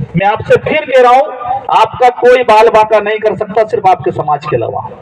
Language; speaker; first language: Hindi; native; Hindi